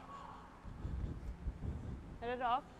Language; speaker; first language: Swedish; native; Swedish